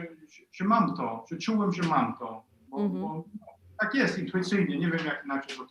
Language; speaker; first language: Polish; non-native, fluent; Swedish